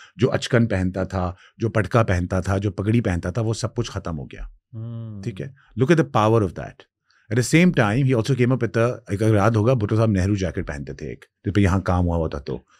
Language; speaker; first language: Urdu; non-native, local second language; Sindhi